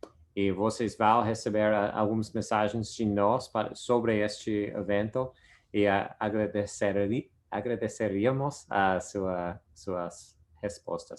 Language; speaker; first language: Portuguese; non-native, fluent; English